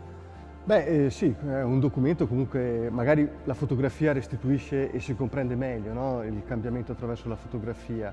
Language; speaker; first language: Italian; native; Italian